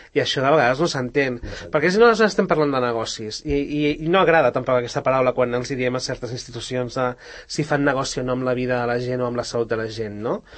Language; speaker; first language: Catalan; native; Catalan